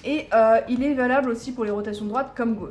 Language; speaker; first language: French; native; French